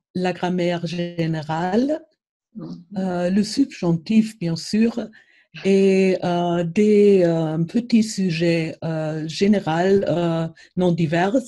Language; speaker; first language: French; non-native, fluent; German